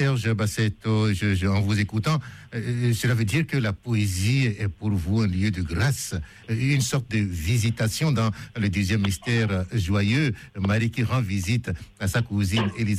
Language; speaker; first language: French; native; French